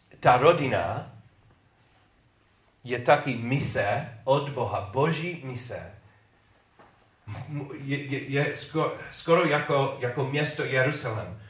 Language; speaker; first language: Czech; non-native, learner; English